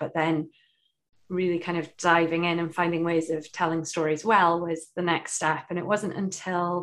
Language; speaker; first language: English; native; English